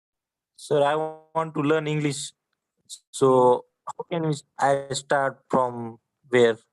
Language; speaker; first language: English; non-native, learner; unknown